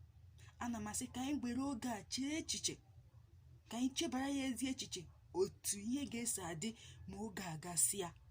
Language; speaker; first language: Igbo; native; Igbo